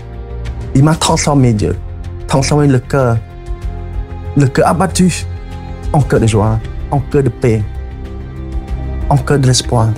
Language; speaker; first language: French; non-native, fluent; Khmer